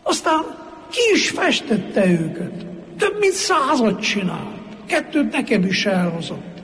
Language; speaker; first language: Hungarian; native; Hungarian